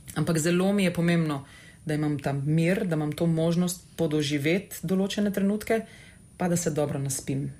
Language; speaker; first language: Slovenian; native; Slovenian